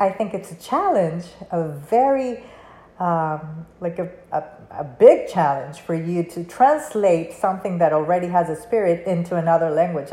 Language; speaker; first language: English; non-native, fluent; Spanish